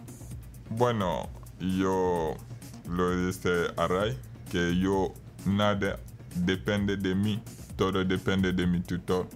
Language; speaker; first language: Spanish; non-native, fluent; Bambara